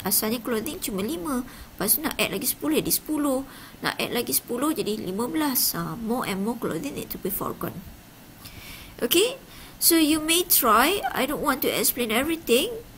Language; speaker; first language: English; non-native, local second language; Malay